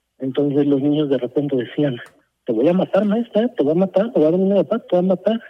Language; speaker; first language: Spanish; early bilingual, heritage; Spanish